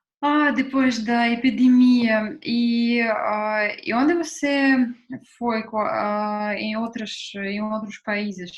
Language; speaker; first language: Portuguese; non-native, fluent; Russian